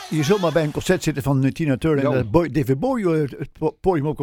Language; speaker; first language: Dutch; native; Dutch